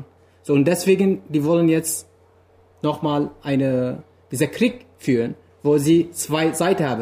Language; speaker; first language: German; non-native, fluent; Kurdish